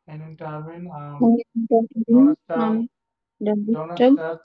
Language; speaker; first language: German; non-native, fluent; Bangla